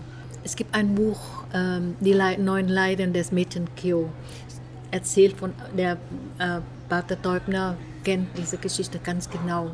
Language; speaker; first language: German; non-native, fluent; Vietnamese